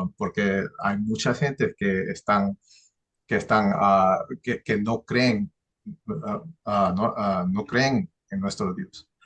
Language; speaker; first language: Spanish; early bilingual, heritage; English